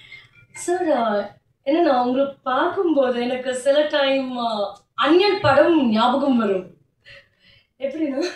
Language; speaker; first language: Tamil; non-native, learner; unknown